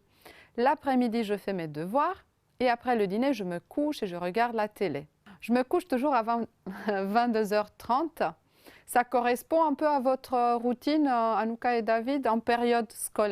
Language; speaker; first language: French; non-native, fluent; Romanian